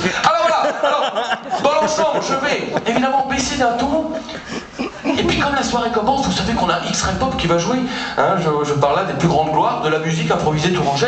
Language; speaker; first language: French; native; French